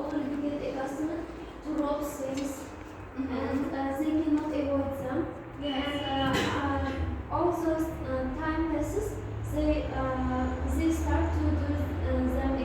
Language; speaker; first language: English; non-native, fluent; Uzbek